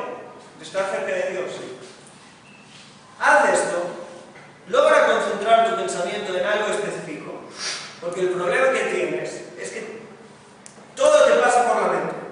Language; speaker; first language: Spanish; non-native, fluent; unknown